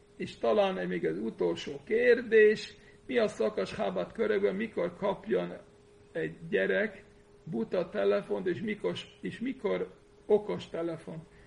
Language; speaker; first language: Hungarian; non-native, fluent; English